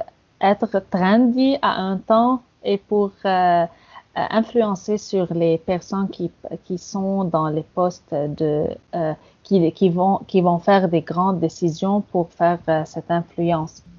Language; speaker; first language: French; non-native, fluent; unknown